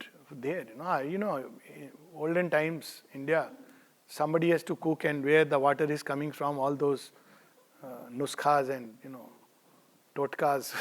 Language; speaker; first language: English; non-native, local second language; Hindi